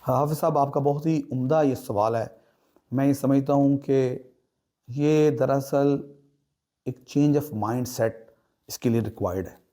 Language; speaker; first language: Urdu; native; Urdu